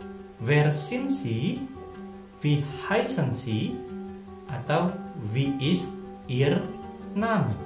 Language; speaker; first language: German; non-native, fluent; Indonesian